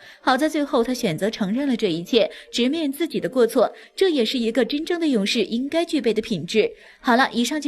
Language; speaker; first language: Chinese; native; Chinese